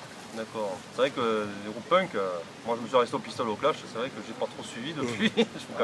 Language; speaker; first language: French; native; French